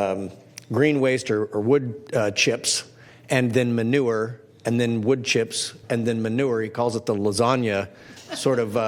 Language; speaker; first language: English; native; English